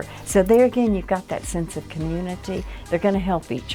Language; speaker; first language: English; native; English